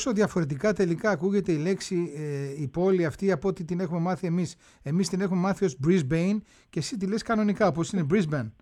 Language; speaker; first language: Greek; native; Greek